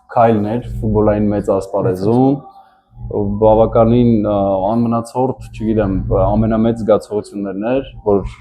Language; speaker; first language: Armenian; native; Armenian